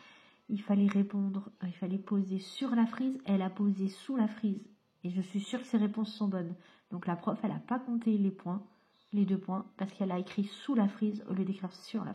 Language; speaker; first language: French; native; French